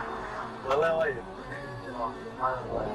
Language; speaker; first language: Arabic; non-native, learner; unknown